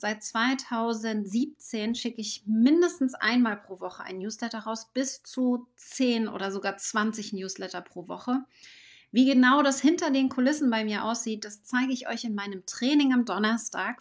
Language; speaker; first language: German; native; German